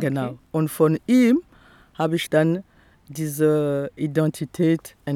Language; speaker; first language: German; non-native, fluent; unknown